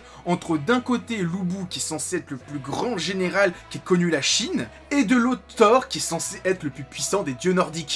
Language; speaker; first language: French; native; French